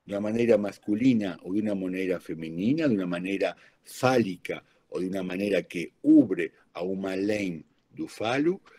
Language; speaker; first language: Portuguese; non-native, learner; Spanish